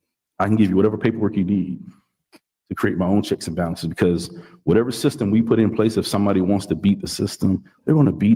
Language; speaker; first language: English; native; English